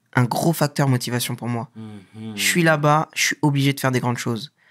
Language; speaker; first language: French; native; French